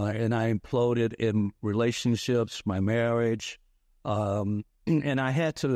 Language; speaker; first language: English; native; English